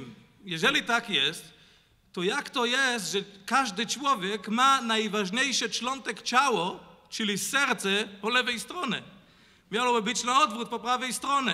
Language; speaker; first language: Polish; non-native, fluent; Hebrew